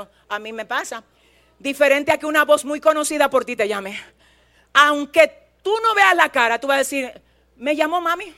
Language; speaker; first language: Spanish; native; Spanish